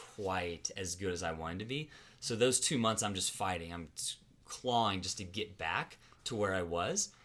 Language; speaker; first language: English; native; English